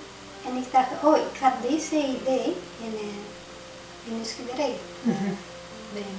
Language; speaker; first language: Dutch; non-native, fluent; Spanish